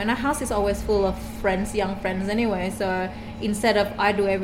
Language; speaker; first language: English; non-native, fluent; Indonesian